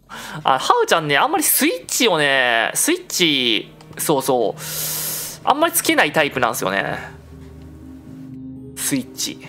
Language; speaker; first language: Japanese; native; Japanese